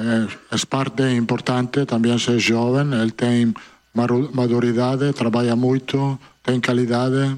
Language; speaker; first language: Portuguese; non-native, fluent; Italian